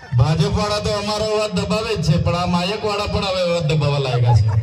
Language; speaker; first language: Gujarati; non-native, local second language; Vasavi